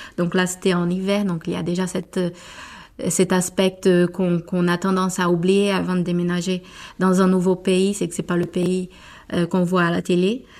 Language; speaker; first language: French; non-native, fluent; Portuguese